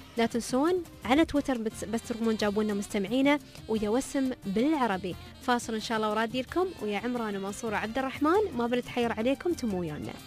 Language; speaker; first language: Arabic; native; Arabic